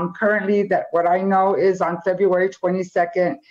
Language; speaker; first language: English; native; English